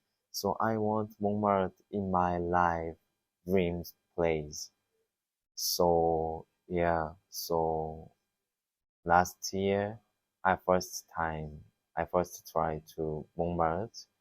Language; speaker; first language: English; non-native, learner; Korean